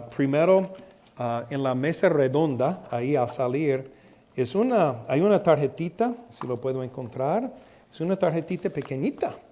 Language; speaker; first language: Spanish; non-native, fluent; English